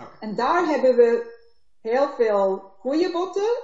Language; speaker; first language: Dutch; non-native, learner; Turkish